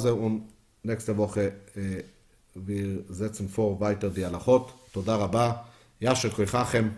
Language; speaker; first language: German; non-native, fluent; Yiddish